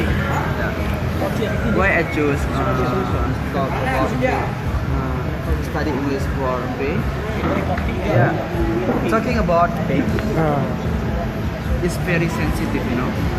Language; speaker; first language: English; non-native, learner; Indonesian